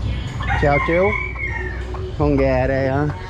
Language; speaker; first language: Vietnamese; non-native, learner; English